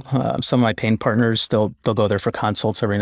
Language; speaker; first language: English; native; English